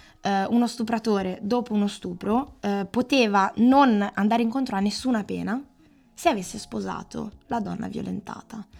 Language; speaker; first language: Italian; native; Italian